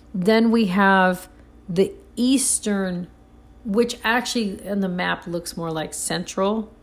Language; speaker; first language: English; early bilingual, other home language; Spanish